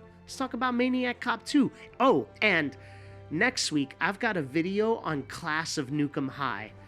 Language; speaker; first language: English; native; English